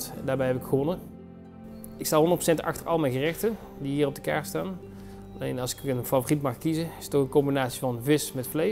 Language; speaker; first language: Dutch; native; Dutch